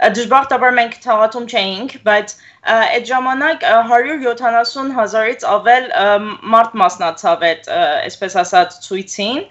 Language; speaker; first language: Armenian; early bilingual, heritage; Armenian